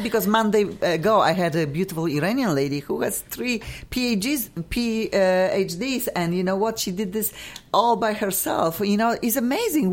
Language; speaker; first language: English; non-native, fluent; Polish